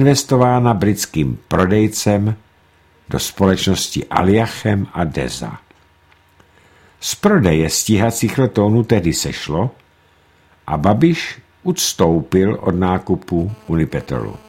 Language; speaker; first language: Czech; native; Czech